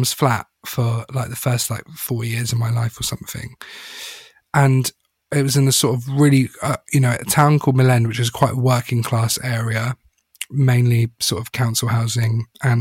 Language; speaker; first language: English; native; English